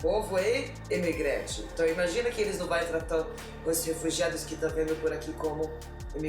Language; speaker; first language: Portuguese; non-native, learner; Arabic